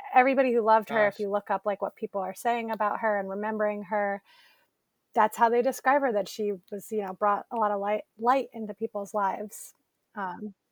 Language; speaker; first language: English; native; English